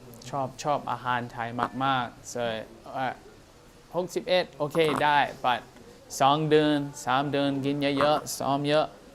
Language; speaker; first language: Thai; non-native, learner; English